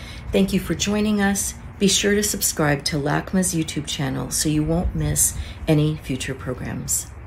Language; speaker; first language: English; native; English